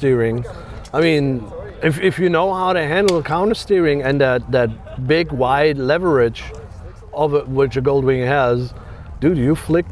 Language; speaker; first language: English; non-native, fluent; German